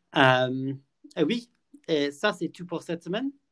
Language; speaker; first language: French; non-native, fluent; English